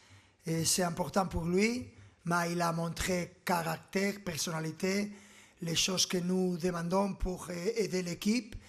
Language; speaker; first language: French; non-native, learner; Spanish